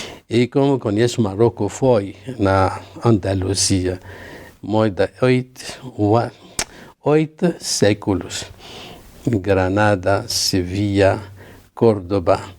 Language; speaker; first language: Portuguese; non-native, learner; Arabic